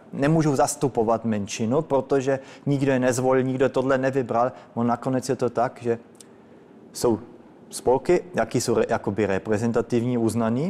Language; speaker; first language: Czech; early bilingual, heritage; Czech